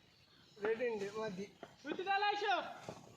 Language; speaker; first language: Malayalam; non-native, learner; Bangla